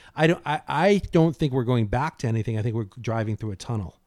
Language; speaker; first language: English; native; English